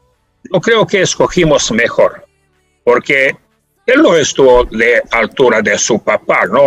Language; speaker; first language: Spanish; non-native, fluent; Serbian